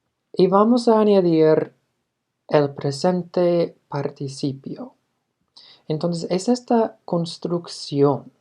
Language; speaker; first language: Spanish; non-native, fluent; English